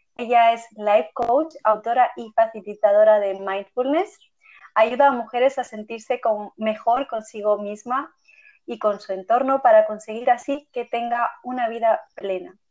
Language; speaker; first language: Spanish; non-native, fluent; Armenian